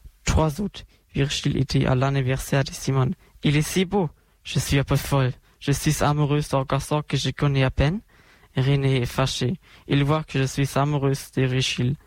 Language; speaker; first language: French; non-native, learner; German